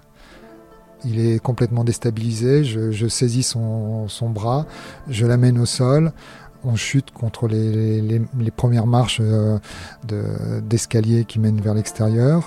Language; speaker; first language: French; native; French